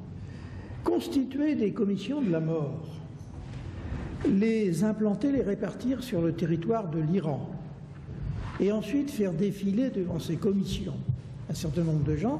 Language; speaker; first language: French; native; French